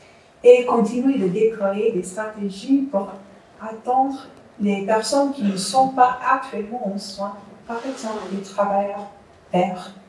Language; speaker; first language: French; non-native, fluent; English